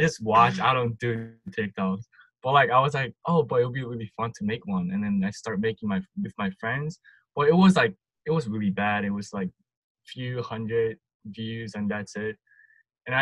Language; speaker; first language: English; non-native, fluent; Turkish